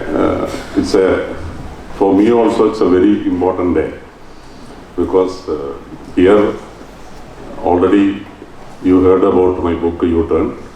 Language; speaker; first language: English; non-native, local second language; Malayalam